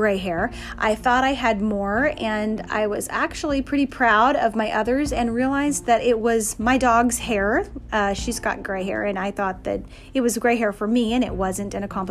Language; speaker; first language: English; native; English